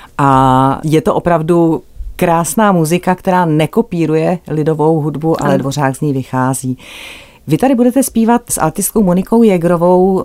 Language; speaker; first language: Czech; native; Czech